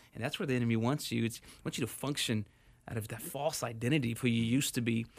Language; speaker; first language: English; native; English